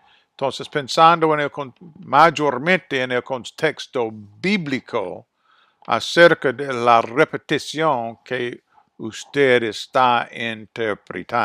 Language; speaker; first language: Spanish; non-native, fluent; English